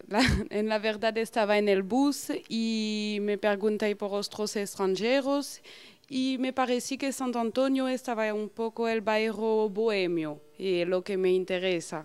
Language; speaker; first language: Spanish; non-native, learner; Portuguese